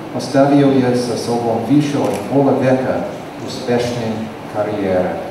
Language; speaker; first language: Serbian; non-native, learner; English